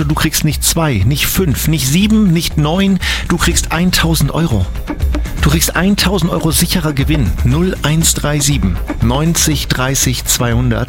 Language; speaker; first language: German; native; German